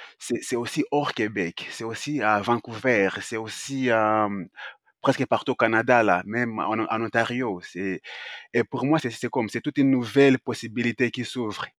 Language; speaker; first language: French; non-native, local second language; Swahili